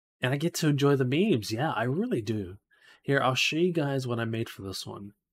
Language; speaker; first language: English; native; English